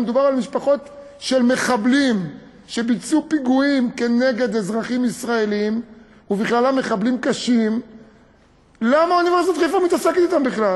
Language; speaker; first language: Hebrew; native; Hebrew